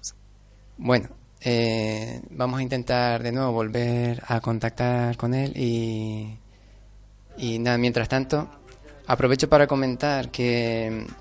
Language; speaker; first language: Spanish; native; Spanish